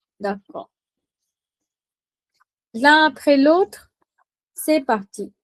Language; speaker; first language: French; non-native, fluent; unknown